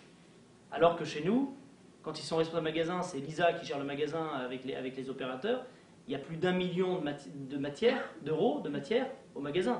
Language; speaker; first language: French; native; French